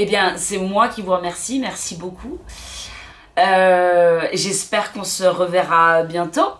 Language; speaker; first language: French; native; French